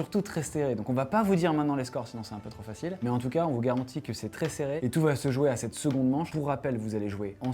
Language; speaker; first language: French; native; French